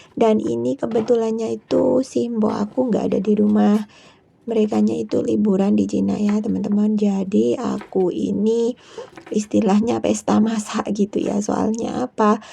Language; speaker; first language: Indonesian; non-native, local second language; Javanese